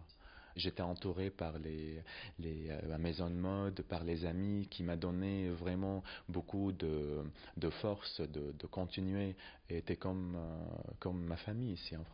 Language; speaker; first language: French; non-native, learner; Arabic